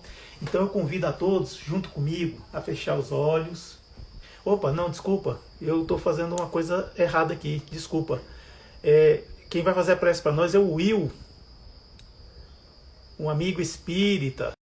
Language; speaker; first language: Portuguese; native; Portuguese